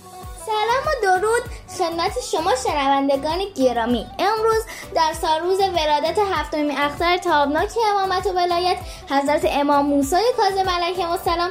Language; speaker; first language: Persian; native; Persian